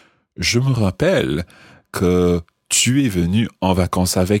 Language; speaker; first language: French; non-native, fluent; English